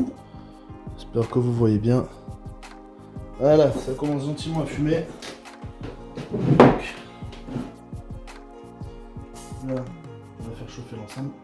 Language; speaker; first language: French; native; French